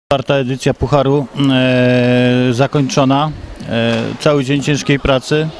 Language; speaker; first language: Polish; native; Polish